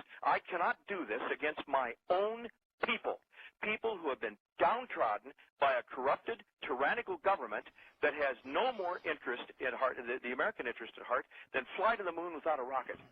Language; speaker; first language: English; native; English